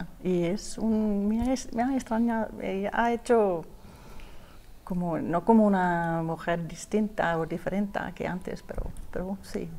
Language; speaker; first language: Spanish; non-native, learner; Danish